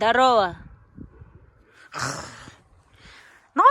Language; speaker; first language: Russian; non-native, learner; Mongolian